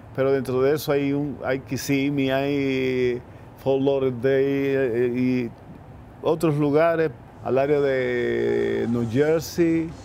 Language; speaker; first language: Spanish; native; Spanish